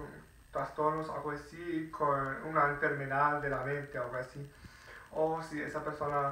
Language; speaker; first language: Spanish; non-native, fluent; English